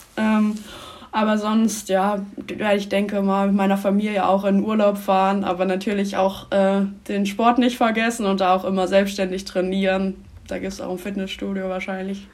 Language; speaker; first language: German; native; German